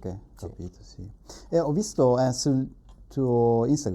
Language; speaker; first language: Italian; non-native, learner; Japanese